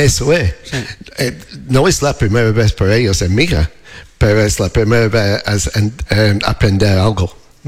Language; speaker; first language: Spanish; non-native, learner; English